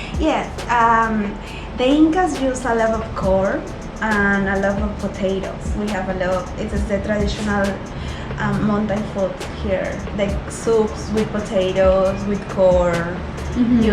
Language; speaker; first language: English; non-native, learner; Spanish